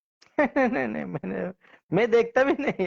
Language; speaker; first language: Hindi; non-native, learner; Bangla